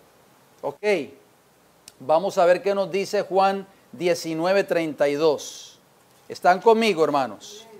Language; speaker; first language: Spanish; native; Spanish